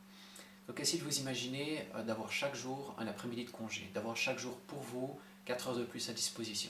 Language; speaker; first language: French; native; French